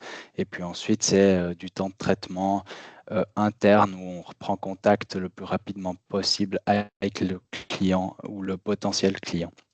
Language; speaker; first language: French; native; French